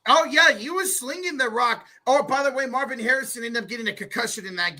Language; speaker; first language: English; native; English